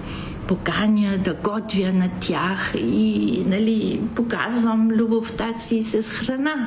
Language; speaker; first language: Bulgarian; non-native, fluent; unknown